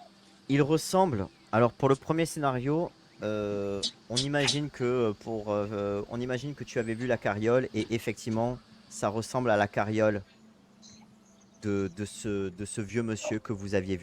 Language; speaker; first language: French; native; French